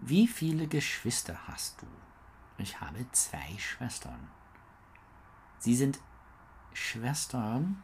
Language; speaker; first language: German; non-native, learner; English